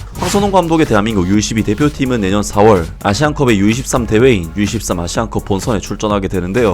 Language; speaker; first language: Korean; native; Korean